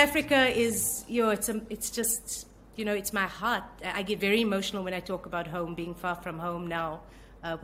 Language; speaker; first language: English; native; English